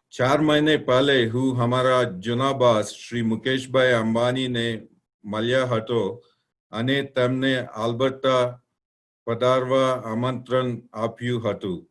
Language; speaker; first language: Gujarati; non-native, learner; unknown